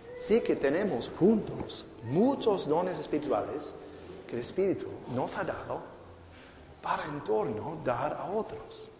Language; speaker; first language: Spanish; non-native, fluent; English